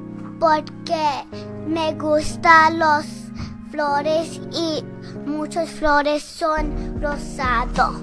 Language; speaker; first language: Spanish; non-native, learner; English